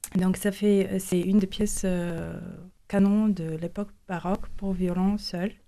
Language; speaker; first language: French; non-native, fluent; Latvian